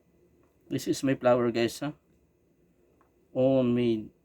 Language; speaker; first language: English; non-native, local second language; Filipino